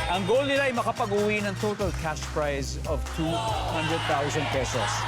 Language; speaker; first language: Filipino; native; Filipino